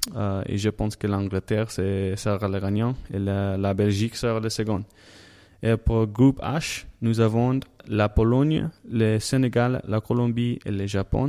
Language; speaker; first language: French; non-native, learner; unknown